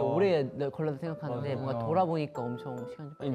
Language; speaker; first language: Korean; native; Korean